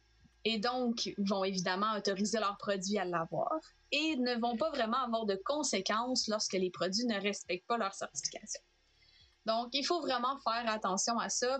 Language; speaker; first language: French; native; French